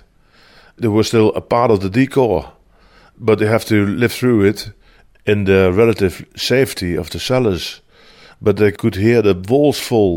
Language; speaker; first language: English; non-native, fluent; Dutch